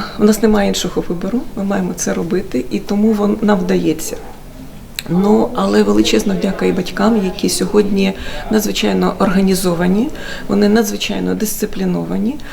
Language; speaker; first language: Ukrainian; native; Ukrainian